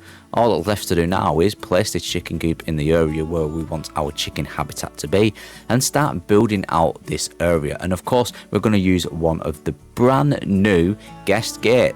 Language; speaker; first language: English; native; English